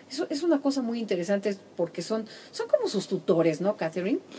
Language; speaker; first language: Spanish; native; Spanish